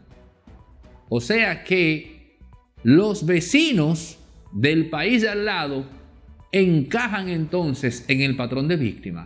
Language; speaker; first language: Spanish; native; Spanish